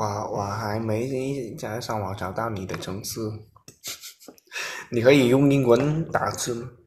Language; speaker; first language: Chinese; non-native, learner; Vietnamese